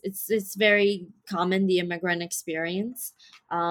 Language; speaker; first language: English; native; English